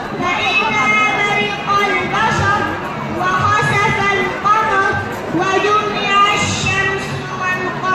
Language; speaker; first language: Arabic; non-native, learner; Oromo